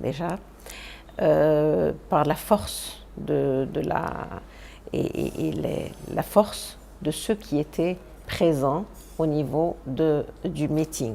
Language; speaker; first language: French; non-native, local second language; Arabic